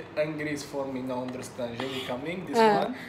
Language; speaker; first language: English; non-native, learner; Arabic